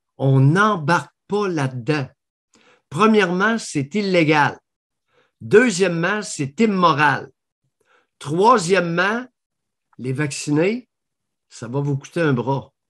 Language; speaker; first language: French; native; French